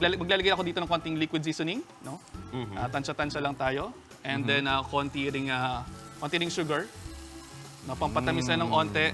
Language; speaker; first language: Filipino; native; Filipino